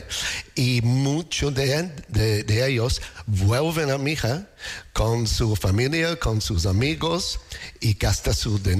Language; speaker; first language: Spanish; non-native, learner; English